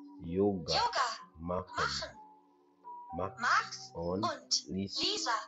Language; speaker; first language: German; non-native, learner; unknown